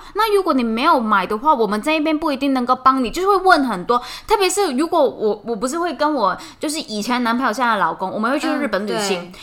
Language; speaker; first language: Chinese; non-native, fluent; Cantonese